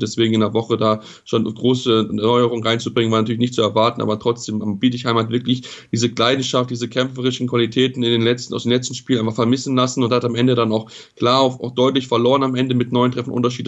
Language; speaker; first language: German; native; German